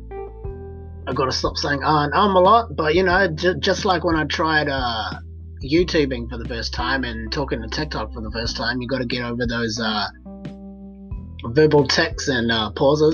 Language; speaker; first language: English; native; English